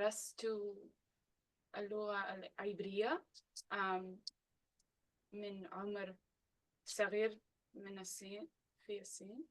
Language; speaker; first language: Arabic; non-native, learner; English